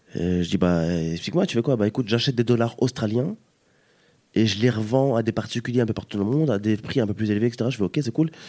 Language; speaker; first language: French; native; French